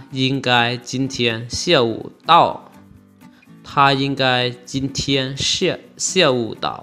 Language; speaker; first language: Chinese; non-native, fluent; Lao